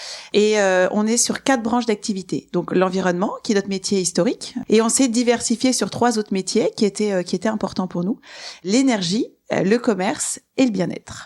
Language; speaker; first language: French; native; French